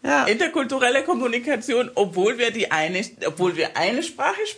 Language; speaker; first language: German; non-native, fluent; Spanish